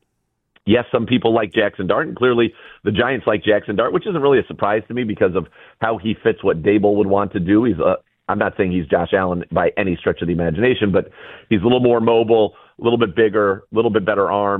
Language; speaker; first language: English; native; English